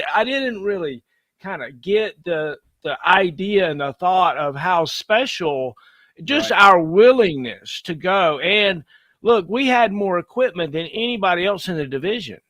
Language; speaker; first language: English; native; English